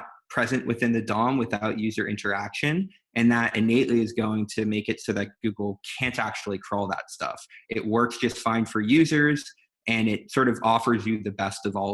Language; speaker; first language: English; native; English